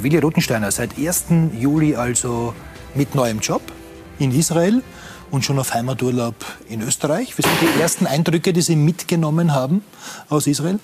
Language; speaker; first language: German; native; German